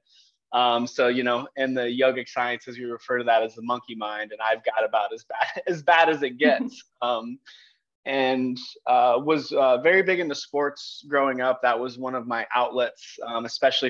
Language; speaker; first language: English; native; English